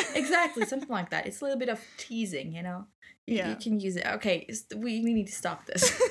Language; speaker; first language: English; non-native, fluent; German